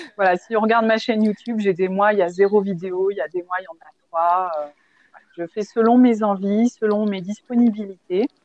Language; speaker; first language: French; native; French